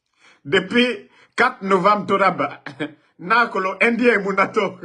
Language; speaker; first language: French; non-native, local second language; Mandingo